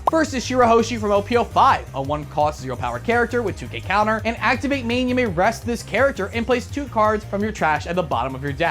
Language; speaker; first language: English; native; English